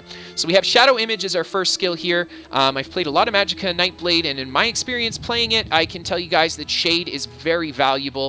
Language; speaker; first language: English; native; English